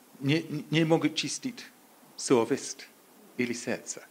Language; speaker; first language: Polish; non-native, learner; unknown